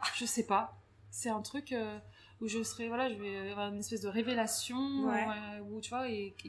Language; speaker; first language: French; native; French